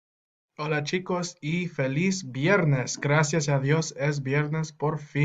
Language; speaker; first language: Spanish; non-native, fluent; English